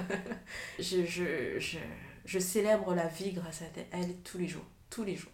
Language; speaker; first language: French; native; French